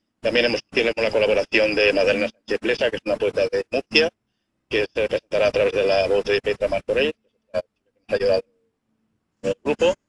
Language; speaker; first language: Spanish; native; Spanish